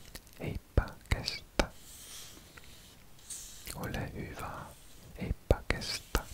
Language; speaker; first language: Finnish; non-native, learner; English